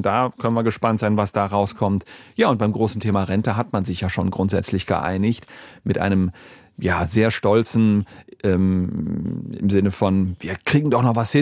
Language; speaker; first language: German; native; German